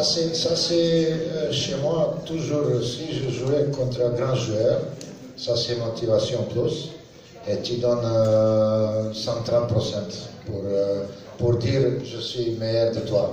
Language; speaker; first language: French; non-native, learner; Serbian